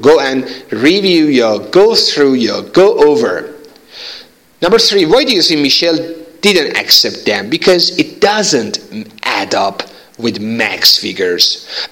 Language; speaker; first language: English; non-native, fluent; Persian